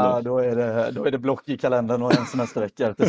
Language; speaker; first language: Swedish; native; Swedish